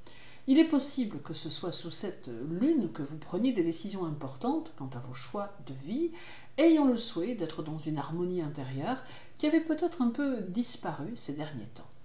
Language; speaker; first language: French; native; French